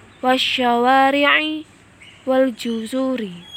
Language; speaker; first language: Arabic; non-native, learner; Indonesian